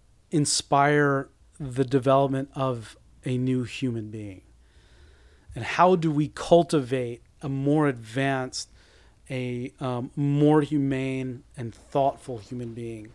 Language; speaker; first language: English; early bilingual, other home language; Spanish